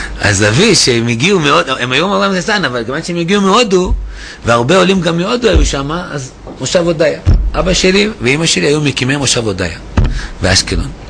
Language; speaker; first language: Hebrew; native; Hebrew